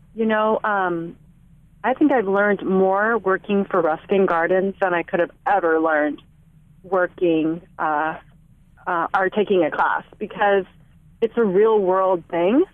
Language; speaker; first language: English; native; English